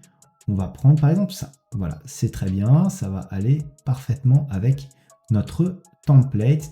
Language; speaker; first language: French; native; French